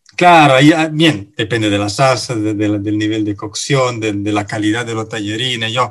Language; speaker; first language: Spanish; non-native, fluent; Italian